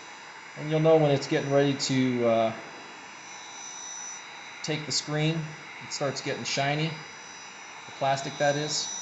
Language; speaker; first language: English; native; English